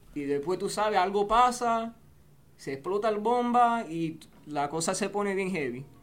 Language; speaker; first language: Spanish; early bilingual, heritage; Spanish